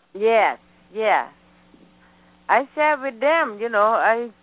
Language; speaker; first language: English; non-native, learner; Thai